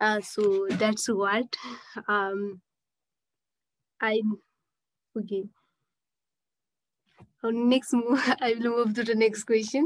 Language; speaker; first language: English; non-native, local second language; Nepali